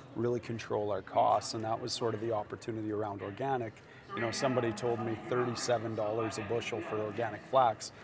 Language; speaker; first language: English; native; English